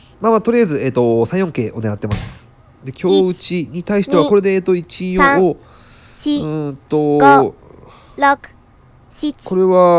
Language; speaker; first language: Japanese; native; Japanese